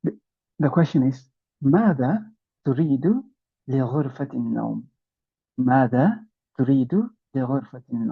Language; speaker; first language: Arabic; non-native, fluent; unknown